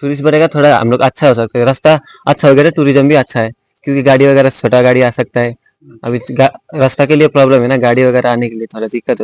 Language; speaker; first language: Hindi; non-native, local second language; Nepali